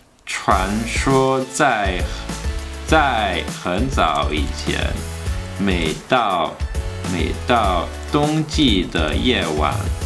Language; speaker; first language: Chinese; non-native, fluent; English